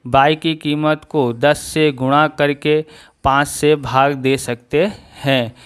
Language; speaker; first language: Hindi; non-native, local second language; Gujarati